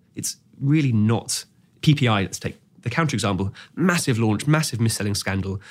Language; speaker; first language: English; native; English